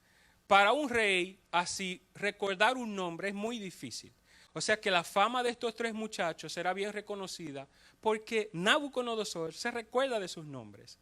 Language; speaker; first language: Spanish; native; Spanish